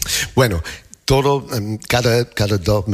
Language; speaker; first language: Spanish; non-native, learner; English